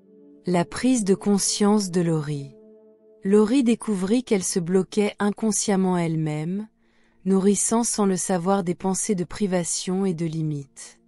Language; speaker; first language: French; native; French